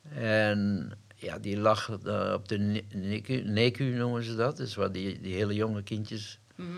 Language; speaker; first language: Dutch; native; Dutch